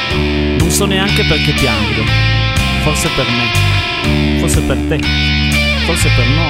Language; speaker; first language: Italian; native; Italian